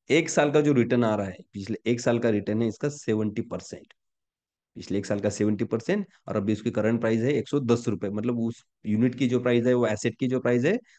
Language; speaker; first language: Hindi; non-native, local second language; Marathi